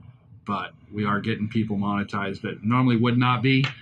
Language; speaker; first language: English; native; English